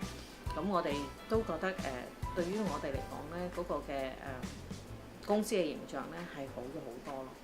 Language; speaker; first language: Cantonese; native; Cantonese